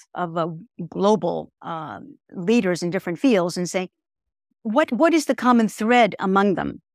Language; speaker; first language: English; native; English